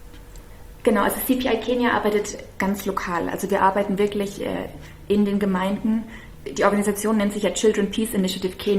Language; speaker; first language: German; native; German